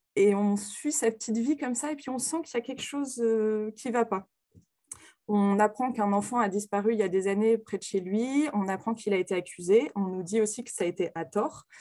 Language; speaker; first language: French; native; French